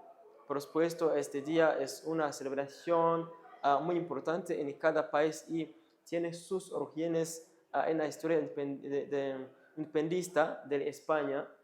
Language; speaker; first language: Spanish; non-native, fluent; Kinyarwanda